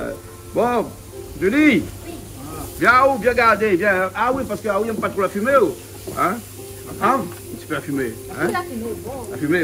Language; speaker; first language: French; non-native, local second language; Réunion Creole French